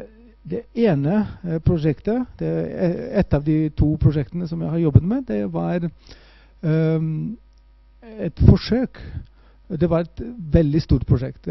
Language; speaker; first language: Norwegian; non-native, fluent; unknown